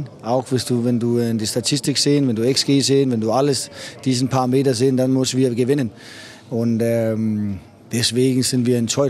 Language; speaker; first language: German; non-native, fluent; Danish